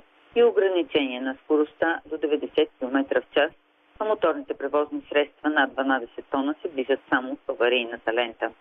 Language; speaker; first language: Bulgarian; native; Bulgarian